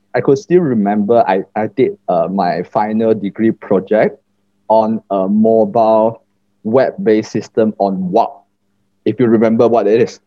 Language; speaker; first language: English; non-native, local second language; Chinese